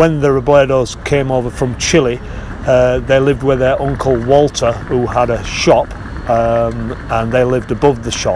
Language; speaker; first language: English; native; English